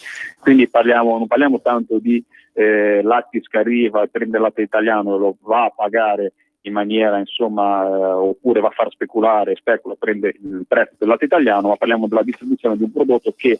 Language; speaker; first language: Italian; native; Italian